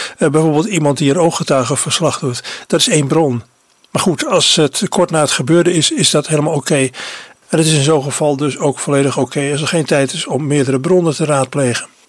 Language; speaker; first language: Dutch; native; Dutch